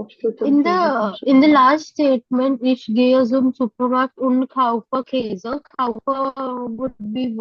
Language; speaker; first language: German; non-native, learner; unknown